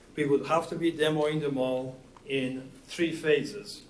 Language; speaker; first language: English; non-native, fluent; Persian